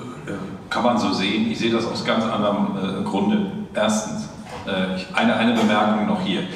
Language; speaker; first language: German; native; German